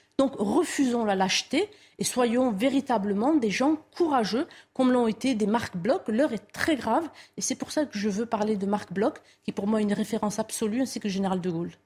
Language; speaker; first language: French; non-native, local second language; Arabic